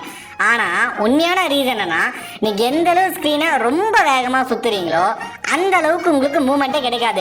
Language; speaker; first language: Tamil; native; Tamil